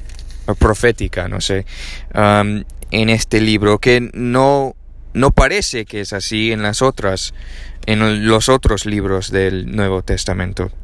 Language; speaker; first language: Spanish; non-native, learner; English